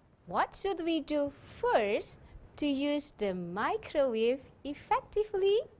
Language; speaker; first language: English; non-native, fluent; Indonesian